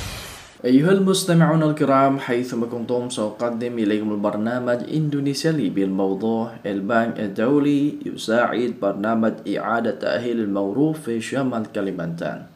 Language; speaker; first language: Arabic; non-native, fluent; Indonesian